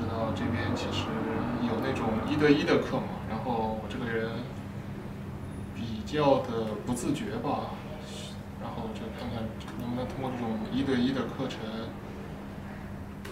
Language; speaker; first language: Chinese; native; Chinese